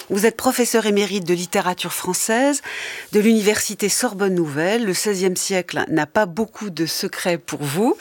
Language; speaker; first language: French; native; French